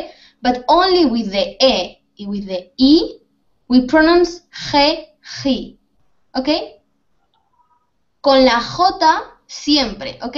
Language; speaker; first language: Spanish; native; Spanish